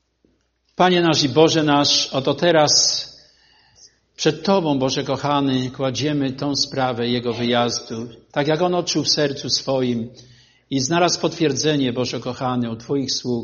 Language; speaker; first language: Polish; native; Polish